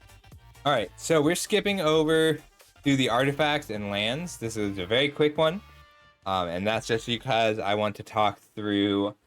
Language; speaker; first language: English; native; English